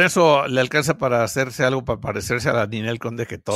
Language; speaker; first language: Spanish; native; Spanish